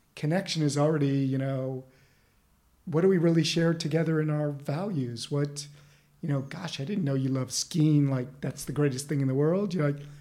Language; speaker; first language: English; native; English